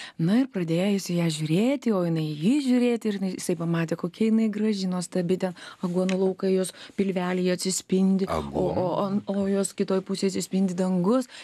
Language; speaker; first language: Lithuanian; native; Lithuanian